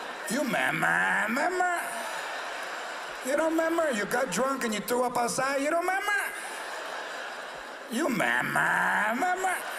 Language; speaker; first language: English; early bilingual, other home language; Spanish